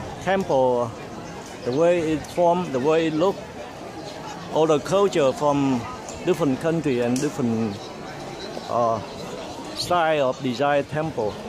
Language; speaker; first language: English; non-native, learner; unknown